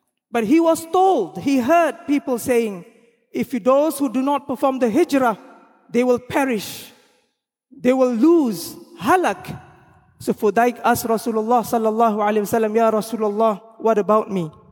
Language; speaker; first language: English; non-native, local second language; Malay